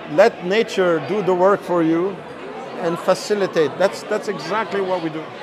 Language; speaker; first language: English; early bilingual, other home language; Arabic